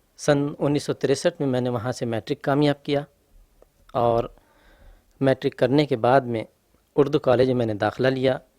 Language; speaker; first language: Urdu; native; Urdu